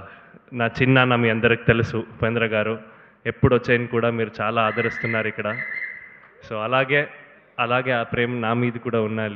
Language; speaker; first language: Telugu; non-native, learner; Kannada